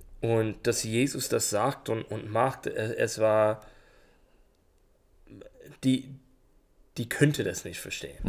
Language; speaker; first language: German; non-native, learner; English